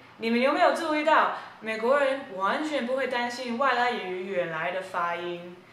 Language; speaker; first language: Chinese; early bilingual, heritage; Chinese